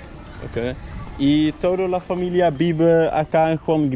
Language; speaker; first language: Spanish; non-native, learner; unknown